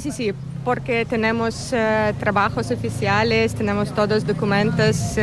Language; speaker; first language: Spanish; non-native, learner; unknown